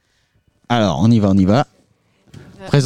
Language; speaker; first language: French; native; French